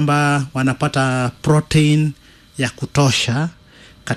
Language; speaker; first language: Swahili; non-native, local second language; Kikuyu